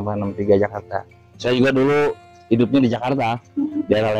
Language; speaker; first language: Indonesian; native; Indonesian